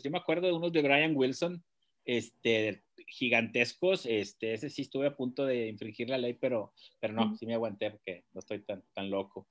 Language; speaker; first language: Spanish; native; Spanish